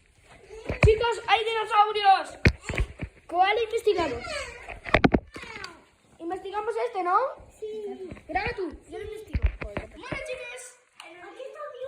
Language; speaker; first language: Spanish; native; Spanish